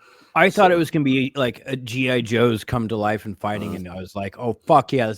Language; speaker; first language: English; native; English